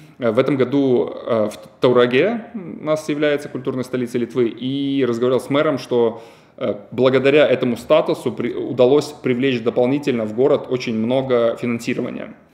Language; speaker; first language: Russian; native; Russian